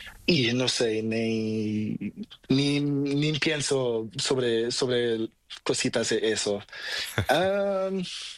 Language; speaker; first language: Spanish; non-native, learner; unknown